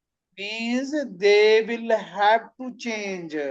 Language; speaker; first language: English; non-native, local second language; Punjabi